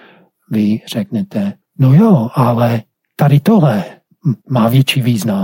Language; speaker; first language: Czech; non-native, fluent; English